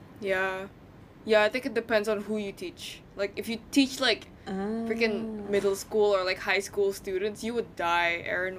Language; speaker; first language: English; non-native, fluent; Indonesian